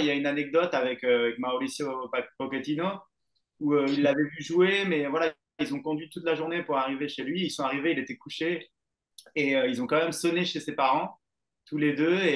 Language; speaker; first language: French; native; French